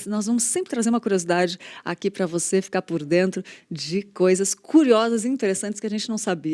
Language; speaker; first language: Portuguese; native; Portuguese